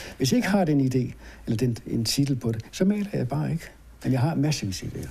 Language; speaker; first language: Danish; native; Danish